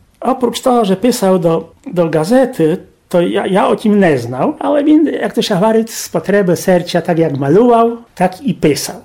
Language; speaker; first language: Polish; non-native, local second language; Rusyn